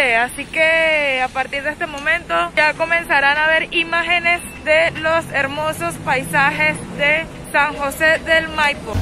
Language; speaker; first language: Spanish; native; Spanish